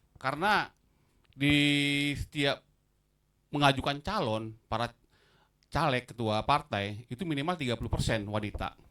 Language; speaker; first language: Indonesian; native; Indonesian